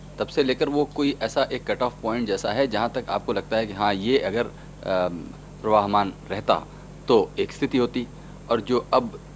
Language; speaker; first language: Hindi; native; Hindi